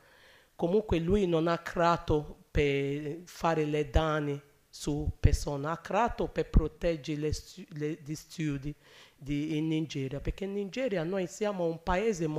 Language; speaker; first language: Italian; non-native, learner; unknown